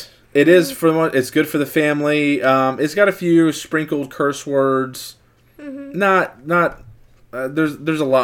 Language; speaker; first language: English; native; English